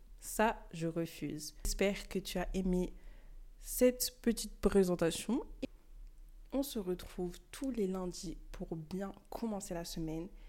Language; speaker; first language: French; early bilingual, other home language; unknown